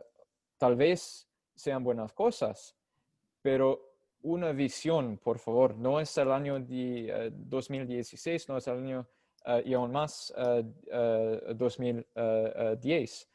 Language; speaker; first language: Spanish; non-native, fluent; English